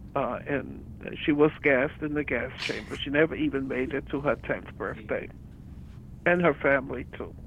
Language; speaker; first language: English; early bilingual, other home language; German